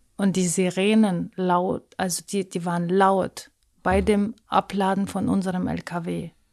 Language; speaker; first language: German; non-native, fluent; Ukrainian